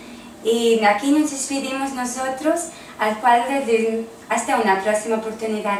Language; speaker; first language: Spanish; native; Spanish